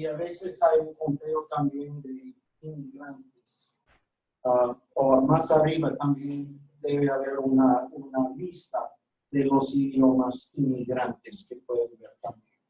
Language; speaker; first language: Spanish; non-native, fluent; English